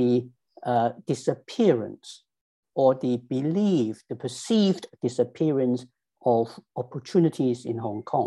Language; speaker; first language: English; non-native, local second language; Cantonese